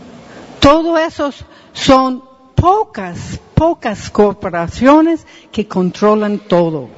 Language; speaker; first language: Spanish; non-native, fluent; English